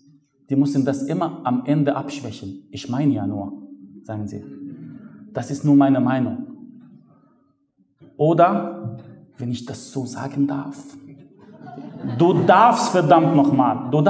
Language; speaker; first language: German; non-native, fluent; Arabic